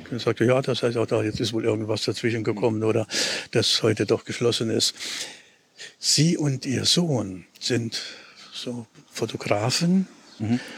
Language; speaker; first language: German; native; German